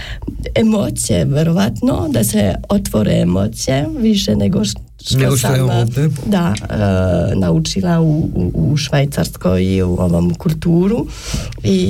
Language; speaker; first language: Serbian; non-native, learner; French